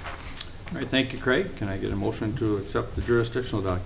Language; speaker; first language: English; native; English